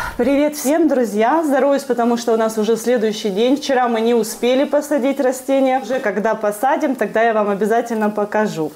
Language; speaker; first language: Russian; native; Russian